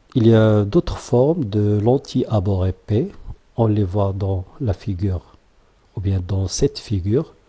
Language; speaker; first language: French; non-native, local second language; Arabic